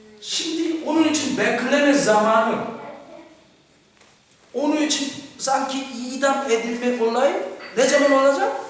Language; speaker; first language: Turkish; non-native, fluent; Korean